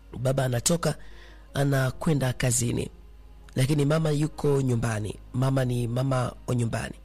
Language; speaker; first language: Swahili; native; Swahili